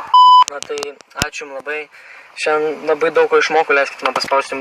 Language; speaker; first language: Lithuanian; native; Lithuanian